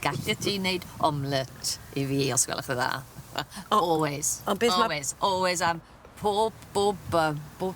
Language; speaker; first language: Welsh; non-native, learner; English